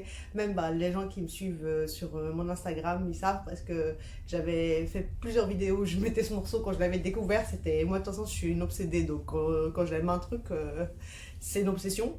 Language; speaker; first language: French; native; French